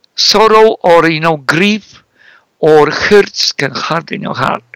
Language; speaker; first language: English; non-native, fluent; Polish